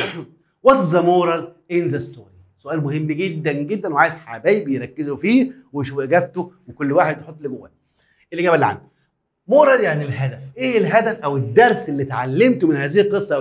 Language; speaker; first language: Arabic; native; Arabic